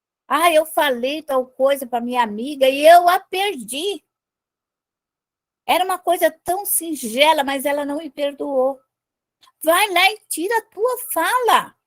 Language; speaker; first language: Portuguese; native; Portuguese